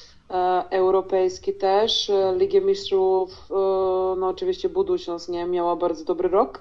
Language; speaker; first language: Polish; non-native, fluent; Serbian